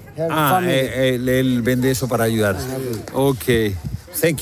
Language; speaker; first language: Spanish; native; Spanish